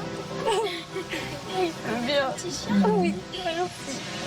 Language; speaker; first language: French; native; French